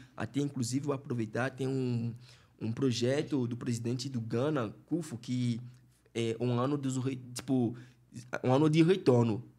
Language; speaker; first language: Portuguese; non-native, fluent; Fon